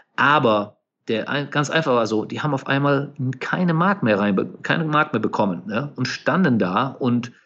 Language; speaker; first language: German; native; German